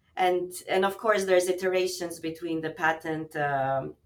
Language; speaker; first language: English; non-native, fluent; Albanian